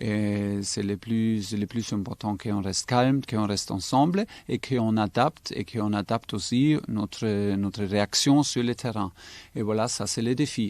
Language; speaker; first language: French; non-native, fluent; German